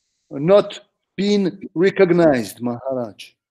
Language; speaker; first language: English; non-native, fluent; Georgian